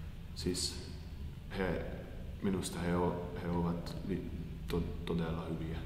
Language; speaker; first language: Finnish; non-native, learner; Hungarian